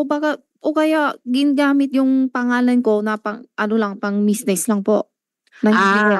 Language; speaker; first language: Filipino; non-native, learner; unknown